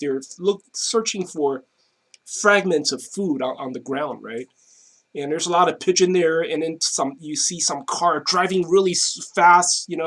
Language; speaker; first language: English; non-native, fluent; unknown